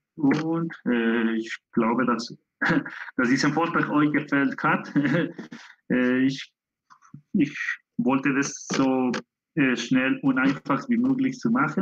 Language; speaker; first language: German; non-native, learner; Spanish